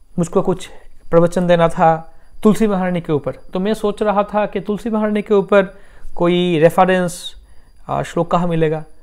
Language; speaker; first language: Hindi; non-native, local second language; Bangla